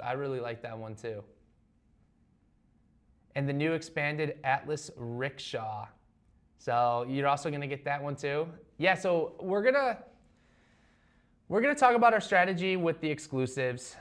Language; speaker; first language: English; native; English